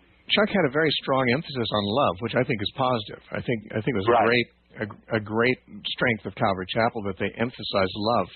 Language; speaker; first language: English; native; English